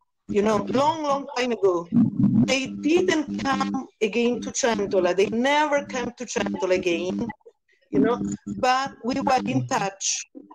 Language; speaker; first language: English; non-native, learner; Italian